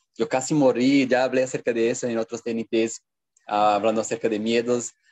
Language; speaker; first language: Spanish; non-native, learner; Portuguese